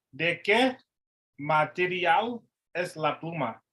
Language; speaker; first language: Spanish; non-native, learner; English